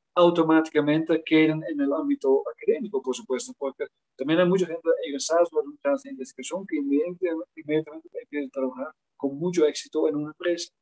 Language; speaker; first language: Spanish; non-native, fluent; Dutch